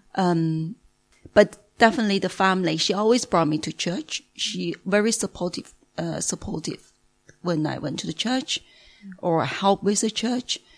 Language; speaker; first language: English; non-native, fluent; Chinese